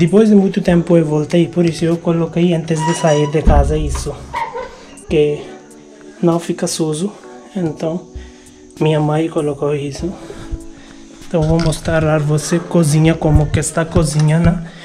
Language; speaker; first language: Portuguese; non-native, learner; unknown